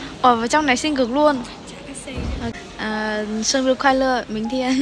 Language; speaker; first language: Chinese; non-native, fluent; Vietnamese